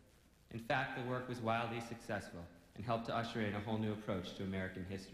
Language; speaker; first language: English; native; English